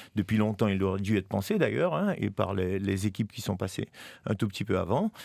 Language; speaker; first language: French; native; French